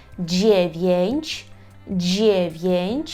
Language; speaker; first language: Polish; non-native, fluent; Ukrainian